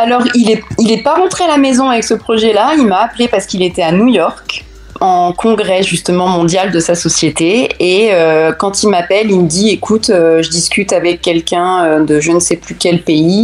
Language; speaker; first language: French; native; French